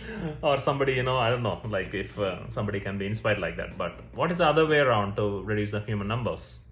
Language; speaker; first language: English; non-native, local second language; Tamil